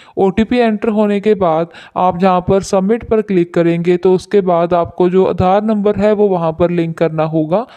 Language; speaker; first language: Hindi; non-native, local second language; Punjabi